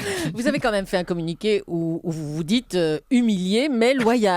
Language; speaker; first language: French; native; French